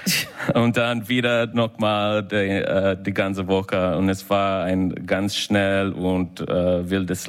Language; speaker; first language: German; non-native, learner; English